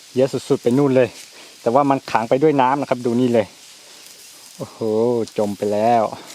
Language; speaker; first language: Thai; non-native, local second language; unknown